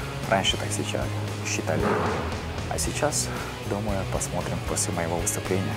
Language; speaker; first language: Russian; non-native, local second language; Kyrgyz